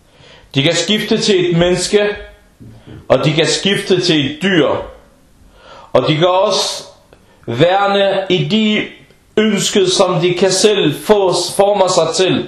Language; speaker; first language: Danish; non-native, fluent; Arabic